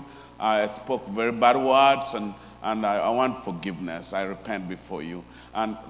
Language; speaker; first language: English; non-native, local second language; Luo (Kenya and Tanzania)